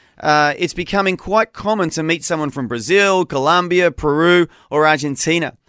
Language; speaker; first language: English; native; English